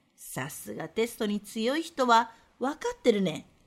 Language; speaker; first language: Japanese; native; Japanese